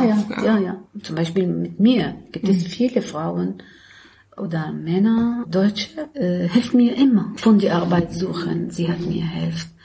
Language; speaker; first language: German; non-native, learner; Arabic